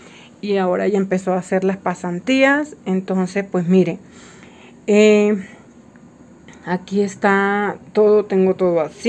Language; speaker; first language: Spanish; native; Spanish